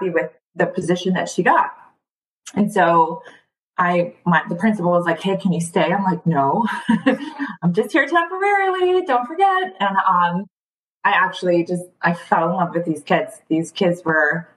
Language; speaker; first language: English; early bilingual, other home language; Spanish